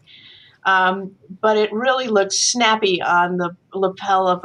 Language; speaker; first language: English; native; English